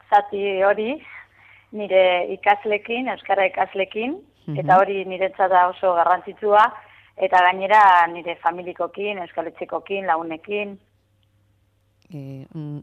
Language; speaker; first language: Basque; non-native, fluent; Spanish